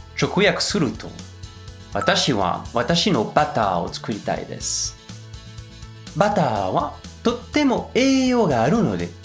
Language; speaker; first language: Japanese; non-native, fluent; French